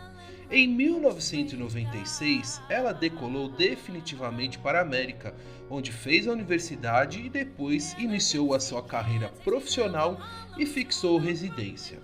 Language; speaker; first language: Portuguese; native; Portuguese